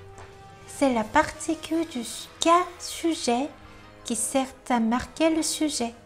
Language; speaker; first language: French; non-native, fluent; Korean